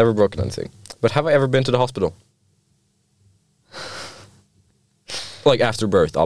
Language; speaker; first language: English; non-native, fluent; Norwegian